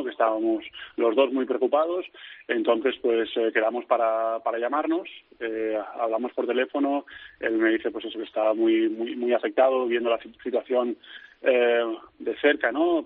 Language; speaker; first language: Spanish; native; Spanish